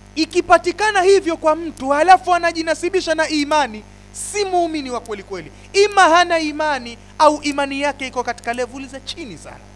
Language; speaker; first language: Swahili; native; Swahili